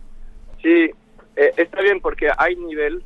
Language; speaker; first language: Spanish; non-native, fluent; French